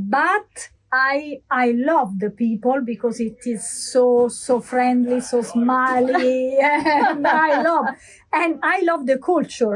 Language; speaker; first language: English; non-native, learner; Italian